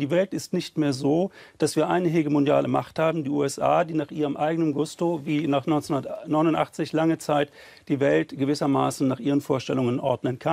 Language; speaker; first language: German; native; German